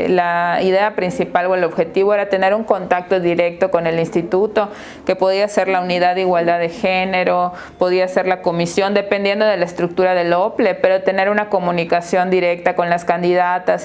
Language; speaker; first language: Spanish; native; Spanish